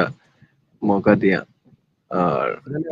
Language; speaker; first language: Hindi; non-native, learner; Bangla